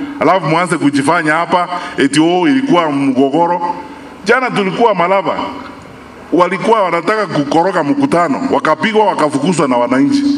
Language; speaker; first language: Swahili; non-native, local second language; Gusii